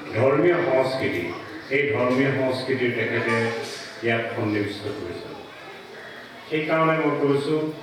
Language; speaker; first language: Assamese; non-native, local second language; Mising